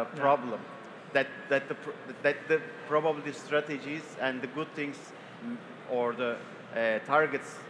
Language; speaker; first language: English; non-native, fluent; Turkish